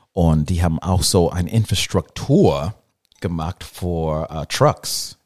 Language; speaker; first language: German; non-native, learner; English